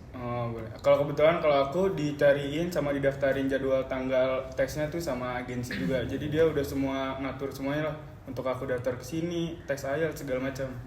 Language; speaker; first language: Indonesian; native; Indonesian